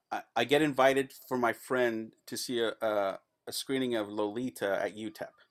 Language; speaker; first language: English; native; English